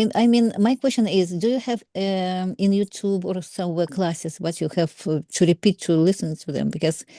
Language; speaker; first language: English; non-native, learner; Russian